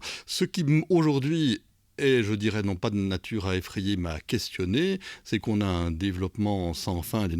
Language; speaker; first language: French; native; French